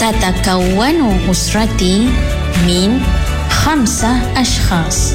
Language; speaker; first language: Arabic; non-native, fluent; Malay